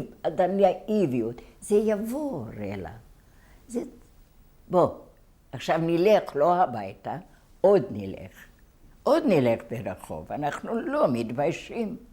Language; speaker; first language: Hebrew; non-native, fluent; Hungarian